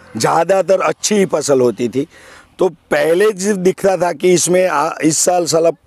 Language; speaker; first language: Hindi; non-native, local second language; Gujarati